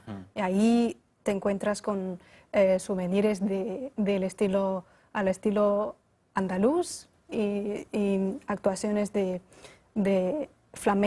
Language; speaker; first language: Spanish; non-native, fluent; Chinese